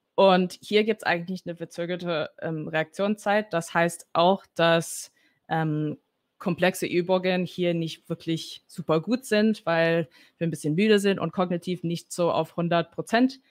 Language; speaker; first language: German; non-native, fluent; English